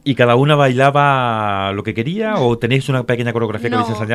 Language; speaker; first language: Spanish; native; Spanish